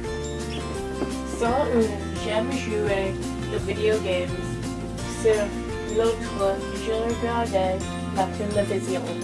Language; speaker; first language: French; non-native, learner; English